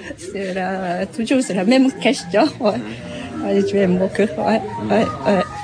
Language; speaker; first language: French; non-native, learner; Japanese